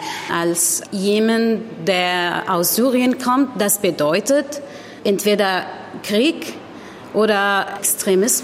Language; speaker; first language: German; non-native, learner; Arabic